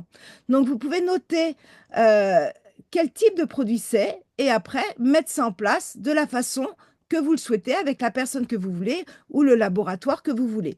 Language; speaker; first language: French; native; French